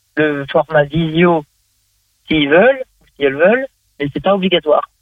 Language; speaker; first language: French; native; French